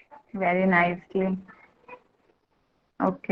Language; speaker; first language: English; non-native, learner; Hindi